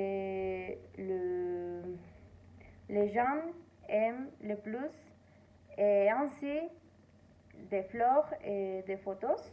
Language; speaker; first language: French; non-native, learner; Spanish